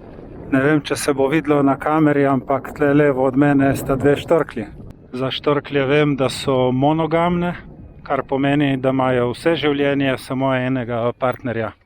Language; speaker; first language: Slovenian; native; Slovenian